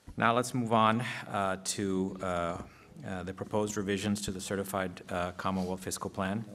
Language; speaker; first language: English; non-native, local second language; Spanish